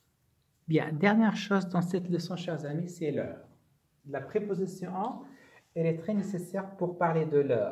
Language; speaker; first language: French; non-native, fluent; Arabic